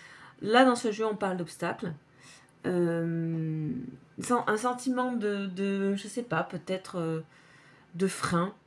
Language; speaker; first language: French; native; French